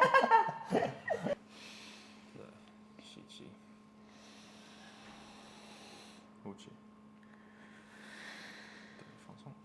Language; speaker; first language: Chinese; non-native, fluent; English